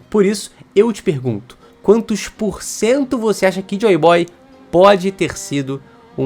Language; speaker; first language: Portuguese; native; Portuguese